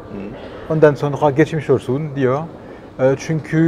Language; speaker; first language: Turkish; non-native, learner; French